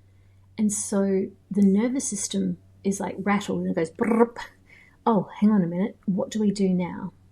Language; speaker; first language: English; native; English